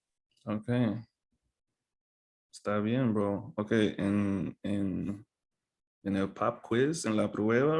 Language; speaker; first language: Spanish; non-native, fluent; English